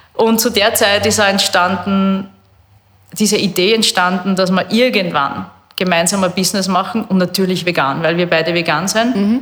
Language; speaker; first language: German; native; German